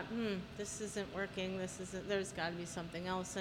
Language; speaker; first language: English; native; English